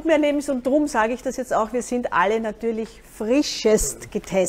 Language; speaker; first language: German; native; German